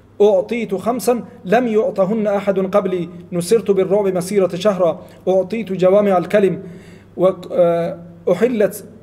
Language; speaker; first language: Arabic; non-native, fluent; Malay